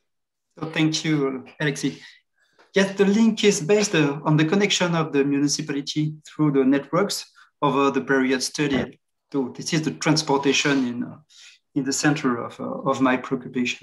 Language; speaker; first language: English; non-native, fluent; French